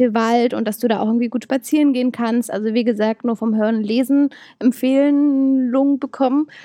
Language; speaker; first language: German; native; German